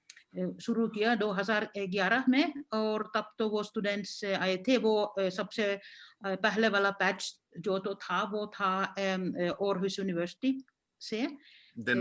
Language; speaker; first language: Hindi; non-native, fluent; Finnish